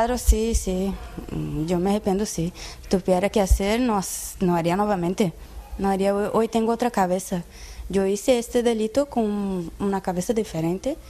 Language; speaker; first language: Spanish; non-native, learner; Portuguese